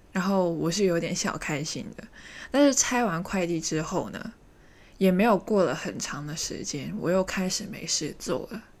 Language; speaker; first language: Chinese; native; Chinese